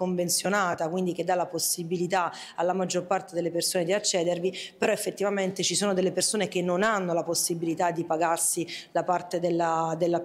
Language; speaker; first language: Italian; native; Italian